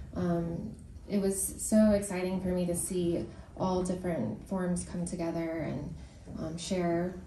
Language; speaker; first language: English; native; English